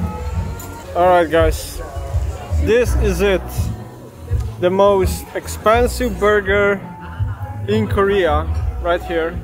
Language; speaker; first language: English; non-native, fluent; Slovenian